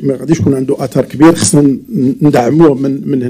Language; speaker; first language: Arabic; native; Arabic